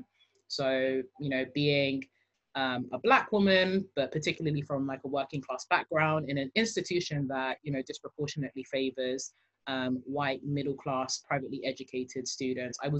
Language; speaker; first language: English; native; English